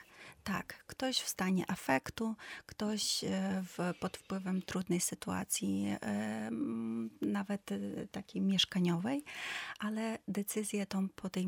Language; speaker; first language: Polish; non-native, fluent; Ukrainian